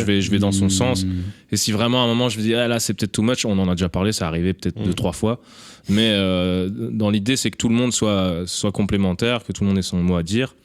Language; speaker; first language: French; native; French